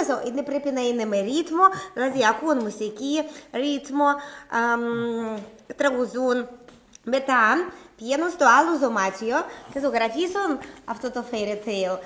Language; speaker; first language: Greek; non-native, learner; Russian